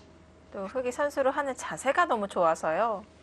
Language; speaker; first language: Korean; native; Korean